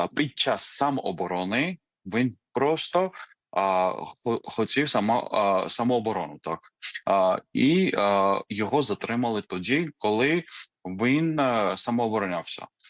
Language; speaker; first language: Ukrainian; non-native, fluent; Georgian